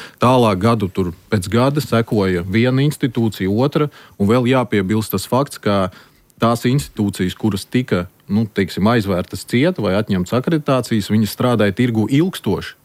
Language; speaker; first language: Latvian; non-native, local second language; Russian